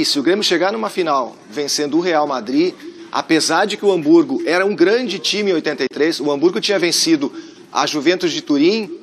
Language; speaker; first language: Portuguese; native; Portuguese